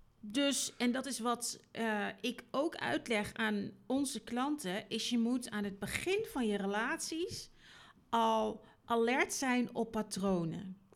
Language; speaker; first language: Dutch; native; Dutch